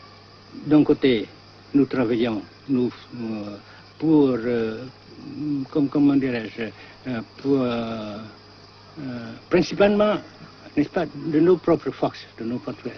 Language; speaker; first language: French; non-native, local second language; Vietnamese